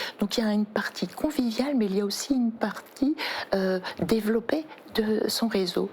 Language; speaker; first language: French; native; French